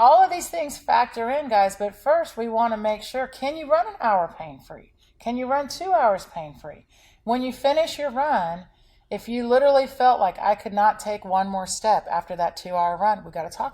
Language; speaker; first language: English; native; English